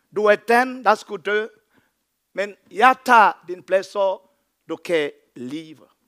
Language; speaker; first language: Danish; non-native, fluent; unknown